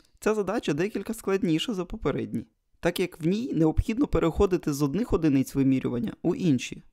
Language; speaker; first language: Ukrainian; non-native, local second language; Russian